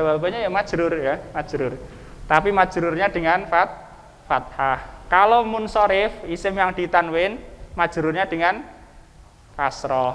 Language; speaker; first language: Indonesian; native; Indonesian